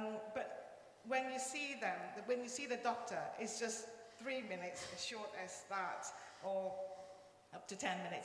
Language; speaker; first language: English; non-native, local second language; Cantonese